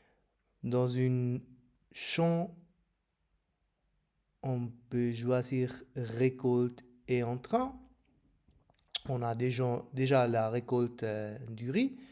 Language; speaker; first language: French; non-native, learner; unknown